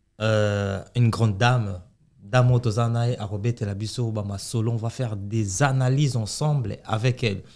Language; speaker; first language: French; non-native, local second language; Lingala